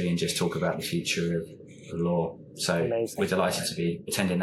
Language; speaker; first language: English; native; English